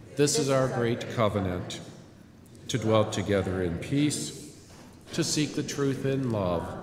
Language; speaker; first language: English; native; English